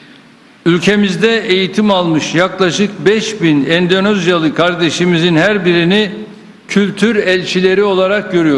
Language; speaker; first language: Turkish; native; Turkish